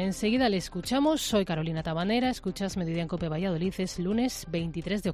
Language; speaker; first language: Spanish; native; Spanish